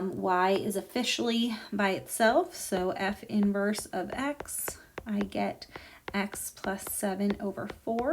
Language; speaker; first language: English; native; English